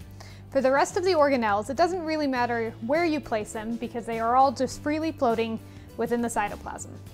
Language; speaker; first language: English; native; English